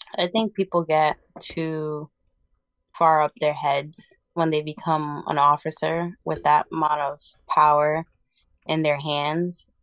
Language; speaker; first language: English; early bilingual, other home language; Spanish